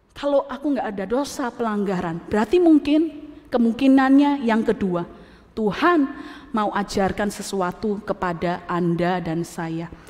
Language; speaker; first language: Indonesian; native; Indonesian